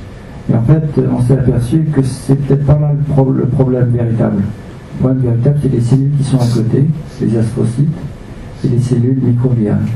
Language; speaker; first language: French; native; French